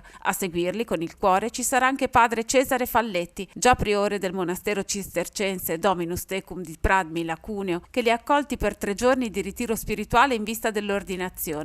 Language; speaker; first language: Italian; native; Italian